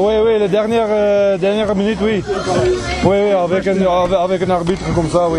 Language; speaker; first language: French; non-native, learner; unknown